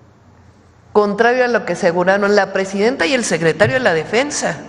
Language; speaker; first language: Spanish; native; Spanish